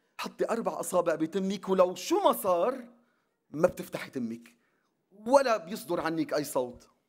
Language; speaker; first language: Arabic; non-native, local second language; Armenian